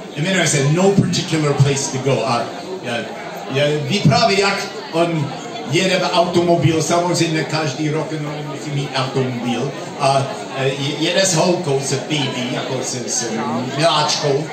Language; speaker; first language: Czech; non-native, learner; English